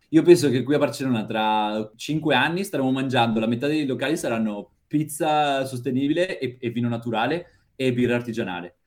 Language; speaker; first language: Italian; native; Italian